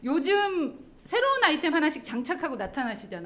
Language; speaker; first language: Korean; native; Korean